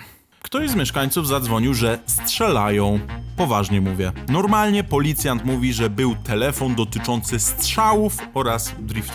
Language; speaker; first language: Polish; native; Polish